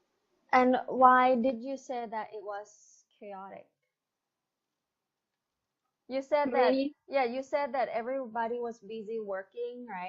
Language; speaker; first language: English; non-native, fluent; Thai